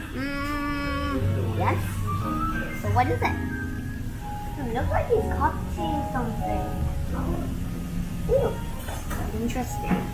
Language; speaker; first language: English; non-native, learner; Thai